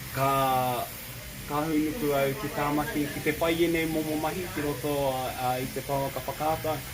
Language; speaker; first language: Māori; native; Māori